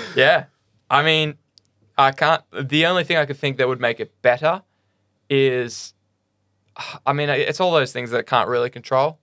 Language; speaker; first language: English; native; English